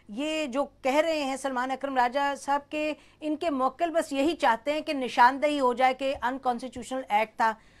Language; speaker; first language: Urdu; native; Urdu